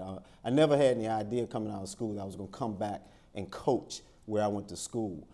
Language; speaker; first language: English; native; English